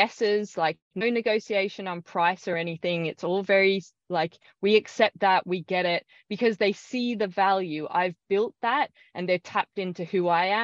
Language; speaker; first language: English; native; English